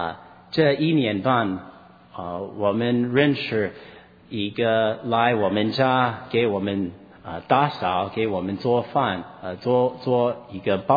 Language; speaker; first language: Chinese; non-native, fluent; English